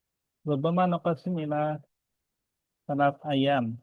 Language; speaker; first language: Arabic; non-native, fluent; Indonesian